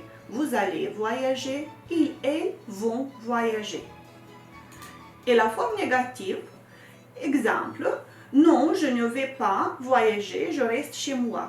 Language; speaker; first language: French; non-native, fluent; Romanian